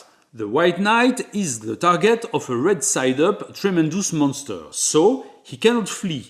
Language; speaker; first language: English; non-native, fluent; French